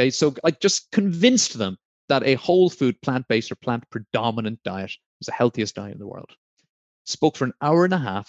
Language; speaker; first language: English; native; English